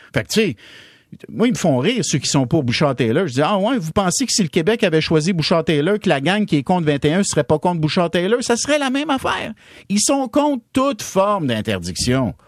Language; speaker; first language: French; native; French